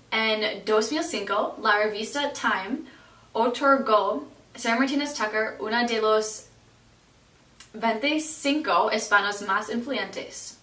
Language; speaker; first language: Spanish; non-native, learner; English